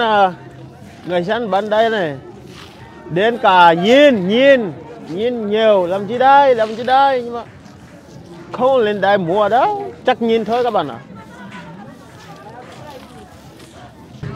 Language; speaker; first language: Vietnamese; non-native, learner; Portuguese